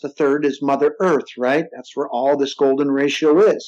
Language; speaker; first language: English; native; English